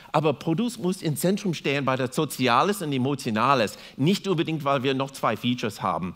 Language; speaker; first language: German; non-native, fluent; English